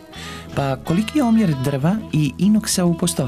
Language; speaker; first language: Croatian; native; Croatian